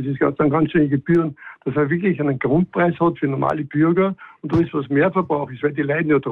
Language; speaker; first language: German; native; German